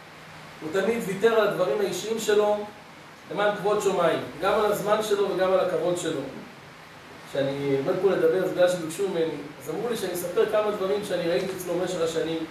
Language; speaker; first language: Hebrew; native; Hebrew